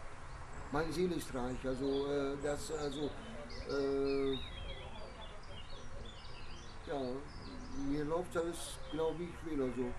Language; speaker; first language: German; non-native, fluent; Italian